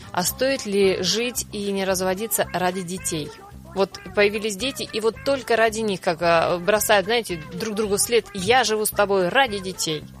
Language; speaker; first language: Russian; native; Russian